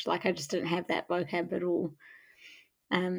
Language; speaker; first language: English; native; English